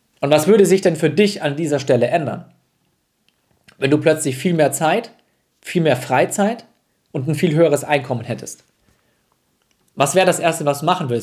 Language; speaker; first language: German; native; German